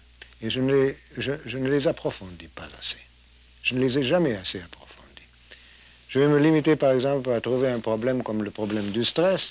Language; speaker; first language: French; early bilingual, heritage; French